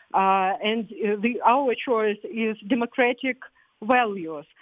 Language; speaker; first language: English; non-native, fluent; Ukrainian